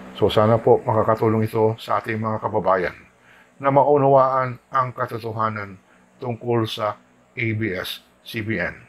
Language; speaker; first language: Filipino; non-native, local second language; Hiligaynon